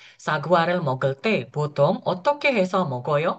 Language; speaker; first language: Korean; non-native, fluent; Indonesian